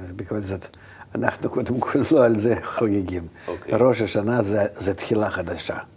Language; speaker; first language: Hebrew; non-native, fluent; Russian